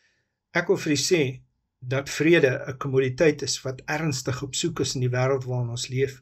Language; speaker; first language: Afrikaans; native; Afrikaans